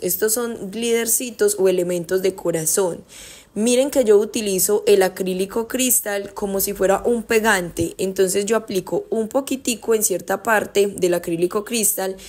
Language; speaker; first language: Spanish; native; Spanish